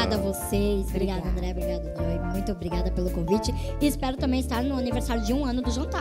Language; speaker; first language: Portuguese; native; Portuguese